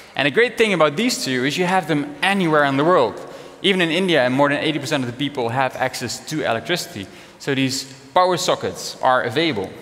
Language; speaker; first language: English; non-native, fluent; Dutch